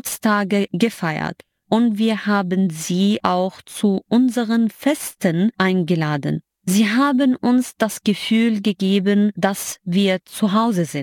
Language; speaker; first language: German; non-native, fluent; Arabic